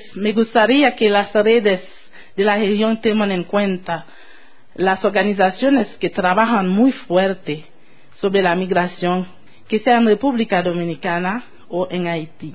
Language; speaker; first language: Spanish; non-native, fluent; Haitian Creole